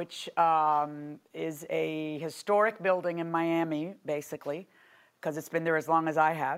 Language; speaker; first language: English; native; English